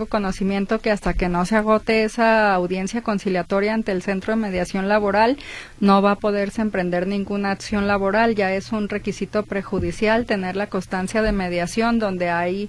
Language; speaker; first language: Spanish; native; Spanish